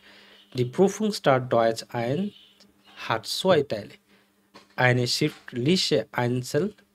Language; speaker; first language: German; non-native, learner; Bangla